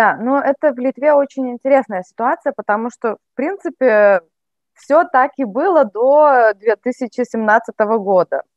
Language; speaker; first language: Russian; native; Russian